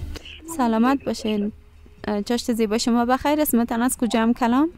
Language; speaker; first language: Persian; native; Persian